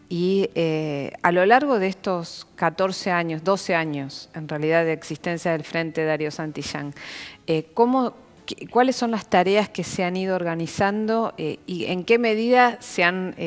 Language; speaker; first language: Spanish; native; Spanish